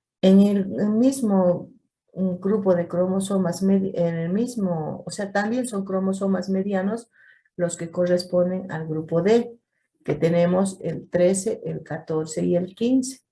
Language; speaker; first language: Spanish; native; Spanish